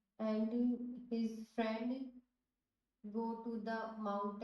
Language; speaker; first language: English; non-native, learner; Hindi